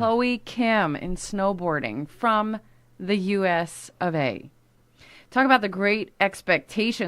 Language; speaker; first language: English; native; English